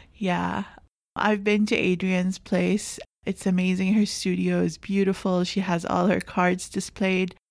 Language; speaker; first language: English; non-native, fluent; Arabic